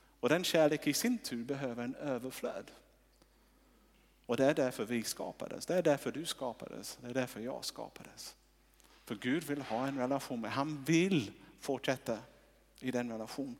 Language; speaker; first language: Swedish; non-native, fluent; English